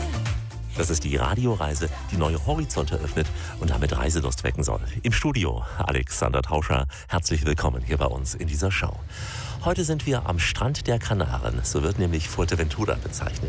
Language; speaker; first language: German; native; German